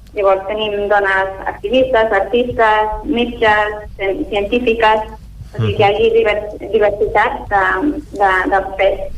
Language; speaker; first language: Catalan; non-native, fluent; Swedish